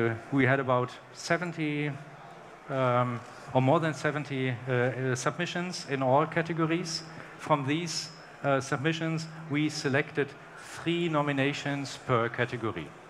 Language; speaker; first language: English; non-native, fluent; German